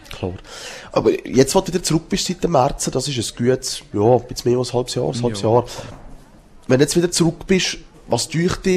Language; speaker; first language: German; native; German